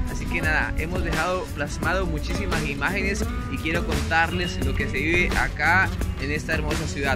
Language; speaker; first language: Spanish; native; Spanish